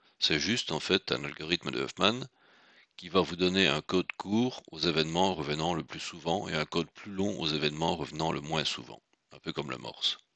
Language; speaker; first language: French; native; French